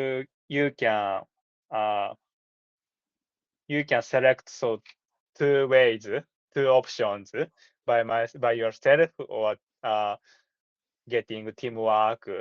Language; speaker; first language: English; non-native, learner; Japanese